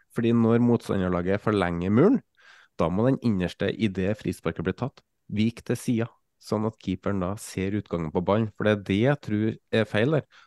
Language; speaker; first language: Norwegian; native; Norwegian